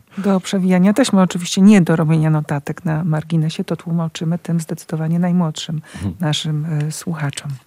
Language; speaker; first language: Polish; native; Polish